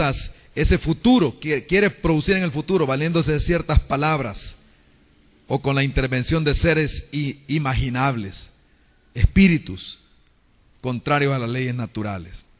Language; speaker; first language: Spanish; native; Spanish